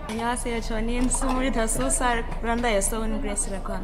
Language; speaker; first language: Korean; non-native, learner; Kinyarwanda